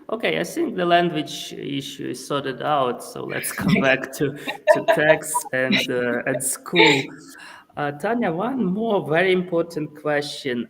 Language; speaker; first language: English; non-native, fluent; Ukrainian